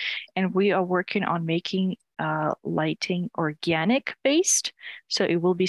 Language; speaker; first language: English; non-native, fluent; Ukrainian